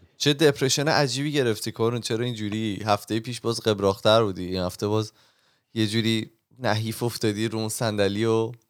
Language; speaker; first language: Persian; native; Persian